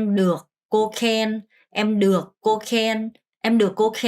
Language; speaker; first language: Vietnamese; non-native, fluent; Korean